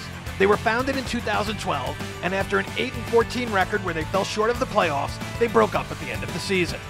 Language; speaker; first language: English; native; English